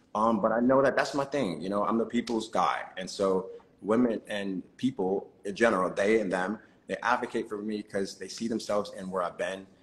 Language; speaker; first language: English; native; English